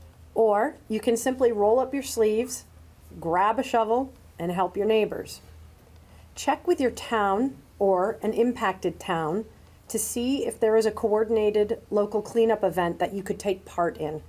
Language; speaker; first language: English; native; English